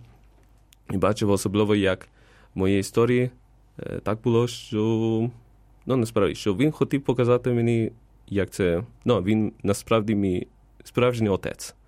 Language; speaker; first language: Ukrainian; non-native, fluent; Spanish